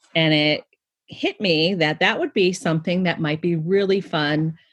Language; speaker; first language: English; native; English